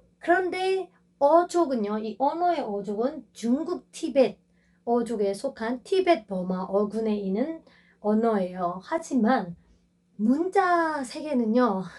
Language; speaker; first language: Korean; non-native, fluent; Burmese